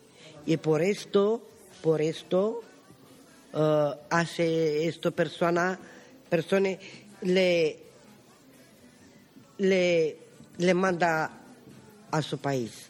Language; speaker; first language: Spanish; non-native, learner; Romany